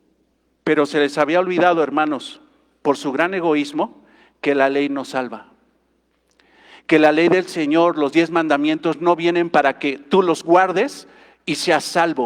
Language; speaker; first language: Spanish; native; Spanish